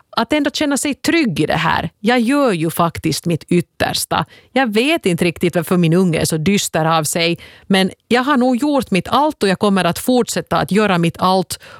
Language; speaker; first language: Swedish; native; Swedish